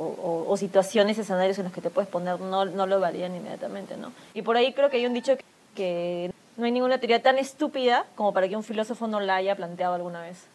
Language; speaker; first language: Spanish; native; Spanish